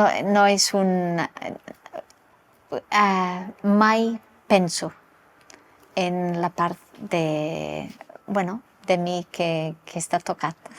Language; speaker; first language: Catalan; non-native, fluent; English